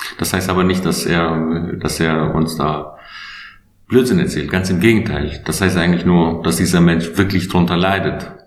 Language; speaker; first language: German; non-native, fluent; Albanian